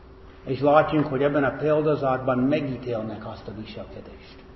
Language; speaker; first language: Hungarian; non-native, fluent; English